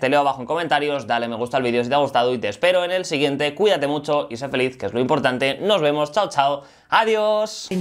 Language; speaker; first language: Spanish; native; Spanish